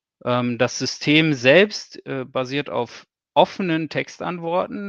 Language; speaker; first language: German; native; German